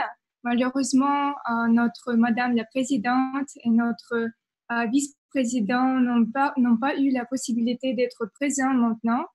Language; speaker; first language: French; non-native, fluent; Russian